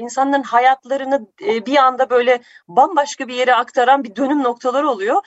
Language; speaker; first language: Turkish; native; Turkish